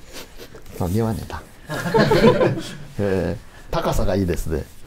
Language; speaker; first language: Japanese; native; Japanese